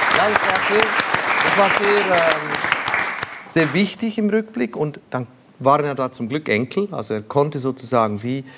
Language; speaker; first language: German; native; German